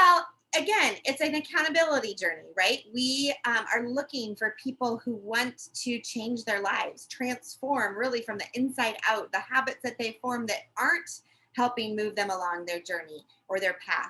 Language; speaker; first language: English; native; English